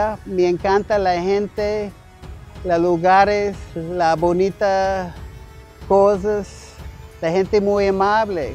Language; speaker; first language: Spanish; non-native, learner; English